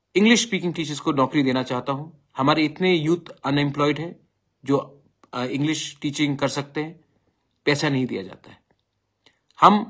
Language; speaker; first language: Hindi; non-native, local second language; Bangla